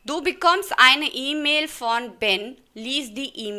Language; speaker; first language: German; non-native, fluent; Hindi